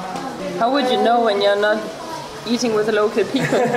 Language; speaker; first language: English; non-native, fluent; German